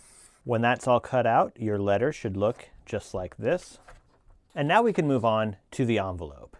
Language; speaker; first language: English; native; English